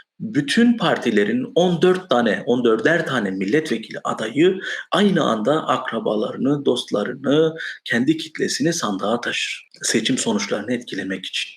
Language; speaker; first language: Turkish; non-native, local second language; Kurdish